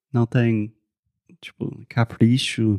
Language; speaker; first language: Portuguese; non-native, fluent; English